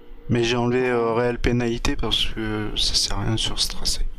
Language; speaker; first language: French; native; French